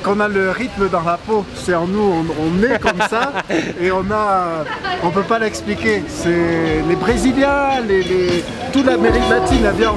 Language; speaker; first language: French; native; French